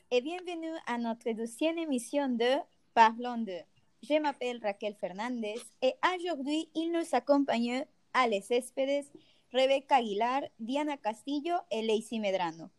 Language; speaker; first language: French; non-native, learner; Spanish